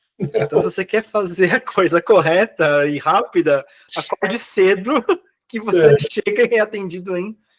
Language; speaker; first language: Portuguese; native; Portuguese